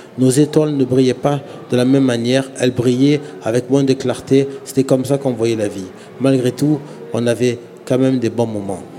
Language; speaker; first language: French; native; French